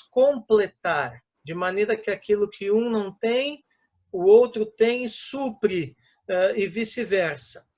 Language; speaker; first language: Portuguese; native; Portuguese